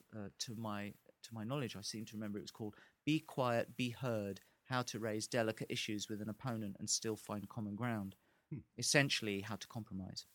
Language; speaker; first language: English; native; English